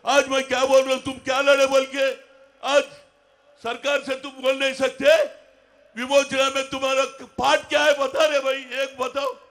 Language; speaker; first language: Hindi; non-native, local second language; Telugu